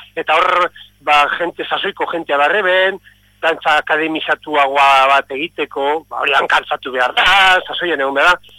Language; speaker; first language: Basque; native; Basque